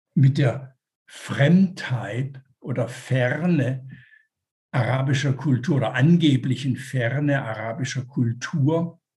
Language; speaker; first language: German; native; German